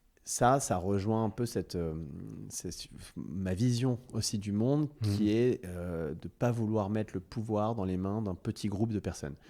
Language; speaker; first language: French; native; French